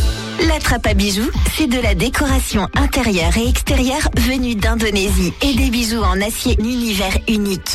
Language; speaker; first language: French; native; French